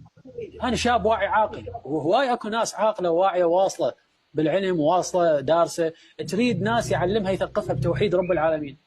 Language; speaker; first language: Arabic; native; Arabic